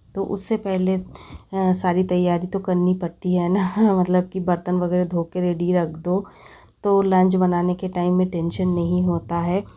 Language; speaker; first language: Hindi; non-native, local second language; Bangla